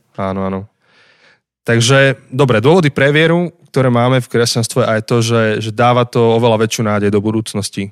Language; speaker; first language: Slovak; native; Slovak